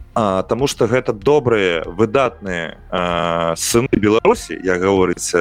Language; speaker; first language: Belarusian; non-native, local second language; Russian